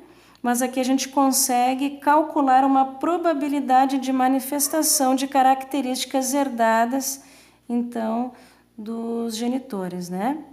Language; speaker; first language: Portuguese; native; Portuguese